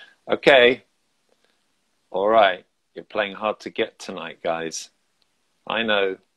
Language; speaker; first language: English; native; English